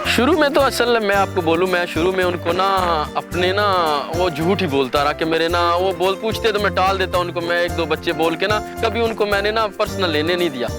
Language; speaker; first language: Urdu; non-native, local second language; Punjabi